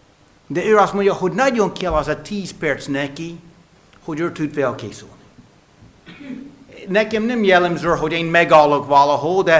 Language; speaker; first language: Hungarian; non-native, fluent; English